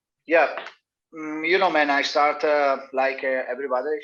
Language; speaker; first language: English; non-native, learner; Italian